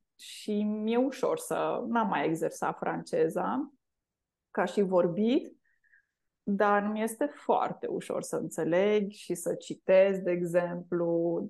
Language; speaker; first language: Romanian; native; Romanian